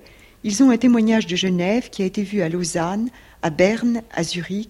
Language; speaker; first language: French; native; French